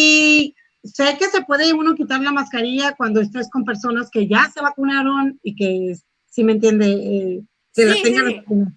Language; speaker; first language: Spanish; native; Spanish